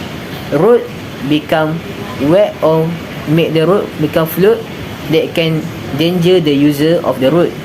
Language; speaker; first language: English; non-native, local second language; Malay